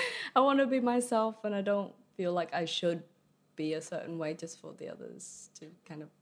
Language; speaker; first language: English; early bilingual, other home language; Vietnamese